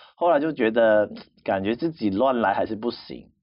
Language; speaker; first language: Chinese; non-native, local second language; Cantonese